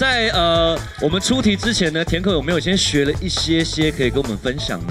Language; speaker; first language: Chinese; native; Chinese